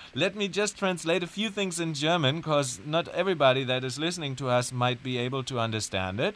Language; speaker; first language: English; non-native, fluent; German